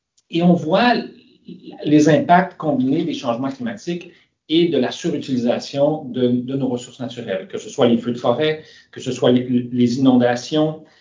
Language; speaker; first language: French; native; French